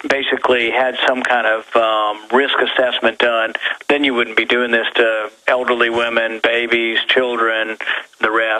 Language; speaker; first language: English; native; English